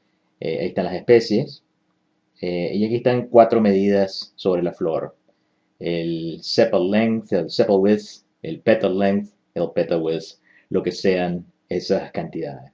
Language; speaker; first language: Spanish; native; Spanish